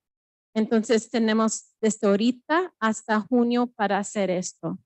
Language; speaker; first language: Spanish; early bilingual, heritage; Spanish